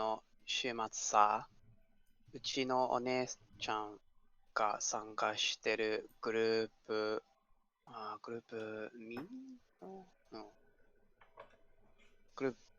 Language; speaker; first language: Japanese; non-native, learner; English